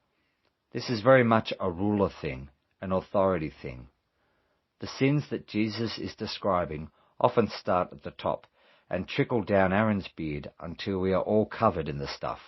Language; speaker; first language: English; native; English